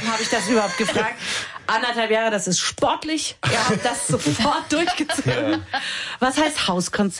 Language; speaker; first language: German; native; German